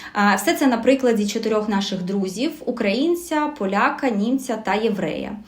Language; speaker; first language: Ukrainian; non-native, local second language; Russian